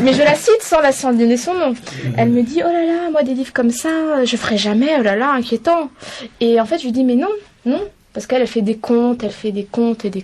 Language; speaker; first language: French; native; French